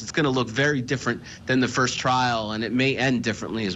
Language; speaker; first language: English; native; English